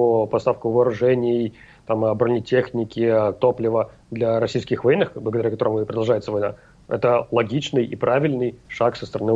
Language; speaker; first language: Russian; native; Russian